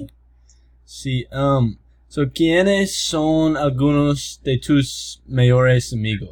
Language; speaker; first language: Spanish; non-native, learner; English